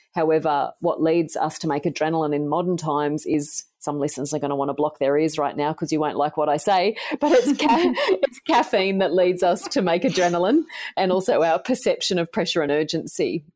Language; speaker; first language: English; native; English